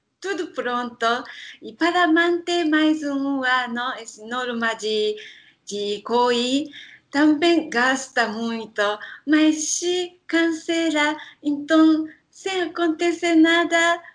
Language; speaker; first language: Portuguese; non-native, learner; Japanese